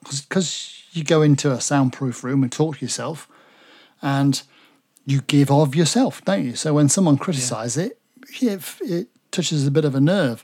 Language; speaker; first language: English; native; English